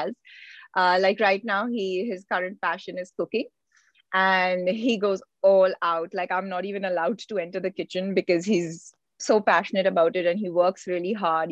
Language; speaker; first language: English; non-native, local second language; Hindi